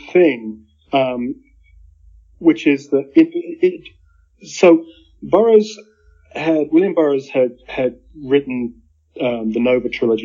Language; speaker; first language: English; native; English